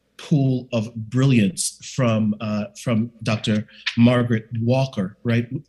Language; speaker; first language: English; native; English